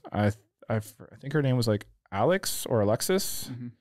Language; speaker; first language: English; native; English